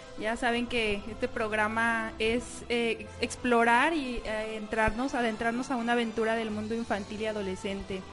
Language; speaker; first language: Spanish; native; Spanish